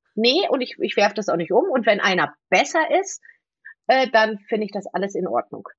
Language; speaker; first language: German; native; German